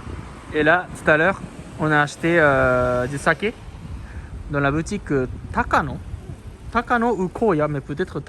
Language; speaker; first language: French; non-native, fluent; Japanese